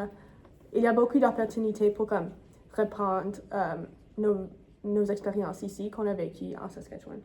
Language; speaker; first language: French; non-native, local second language; English